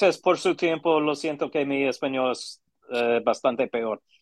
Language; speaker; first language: Spanish; non-native, learner; English